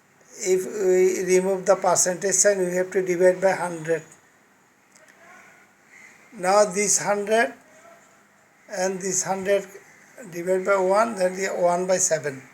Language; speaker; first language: English; non-native, fluent; Bangla